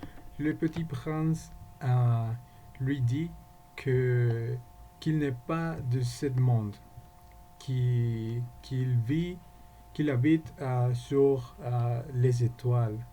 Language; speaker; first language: French; non-native, learner; Spanish